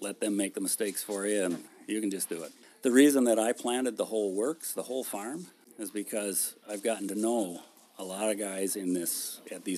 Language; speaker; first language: English; native; English